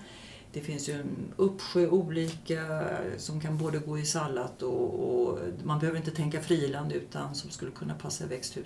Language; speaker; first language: Swedish; native; Swedish